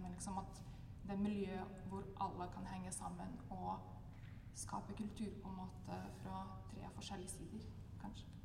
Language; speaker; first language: Norwegian; non-native, fluent; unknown